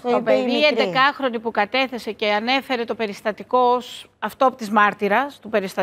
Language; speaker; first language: Greek; native; Greek